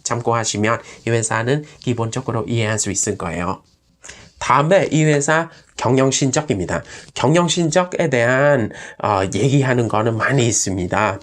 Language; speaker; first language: Korean; non-native, fluent; Vietnamese